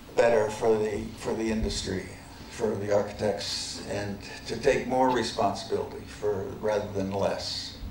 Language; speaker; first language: English; native; English